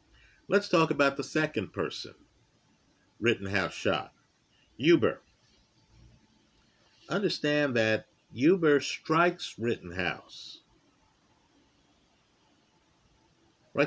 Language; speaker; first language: English; native; English